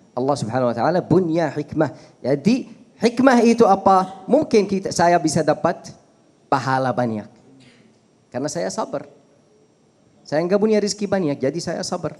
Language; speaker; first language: Indonesian; non-native, fluent; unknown